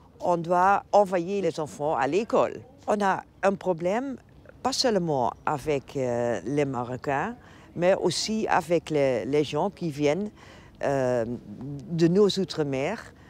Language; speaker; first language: French; non-native, fluent; Dutch